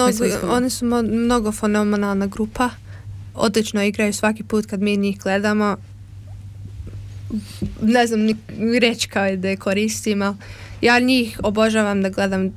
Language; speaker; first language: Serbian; early bilingual, heritage; Serbian